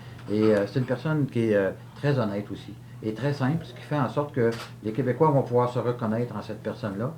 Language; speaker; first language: French; native; French